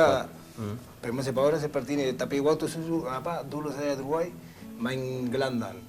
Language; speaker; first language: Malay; non-native, learner; Spanish